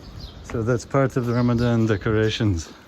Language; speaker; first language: English; non-native, fluent; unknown